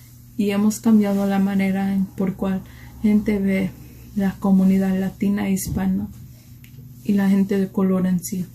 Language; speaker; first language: Spanish; early bilingual, heritage; Spanish